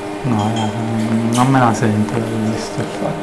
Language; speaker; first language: Italian; native; Italian